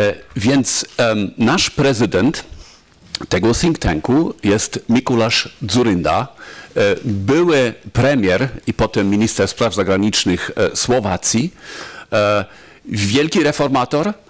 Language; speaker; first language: Polish; non-native, fluent; German